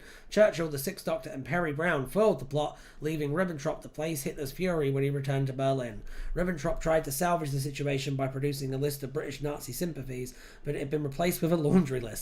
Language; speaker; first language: English; native; English